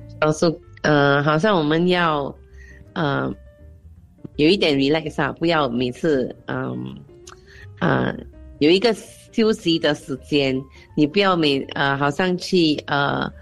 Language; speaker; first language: Chinese; non-native, local second language; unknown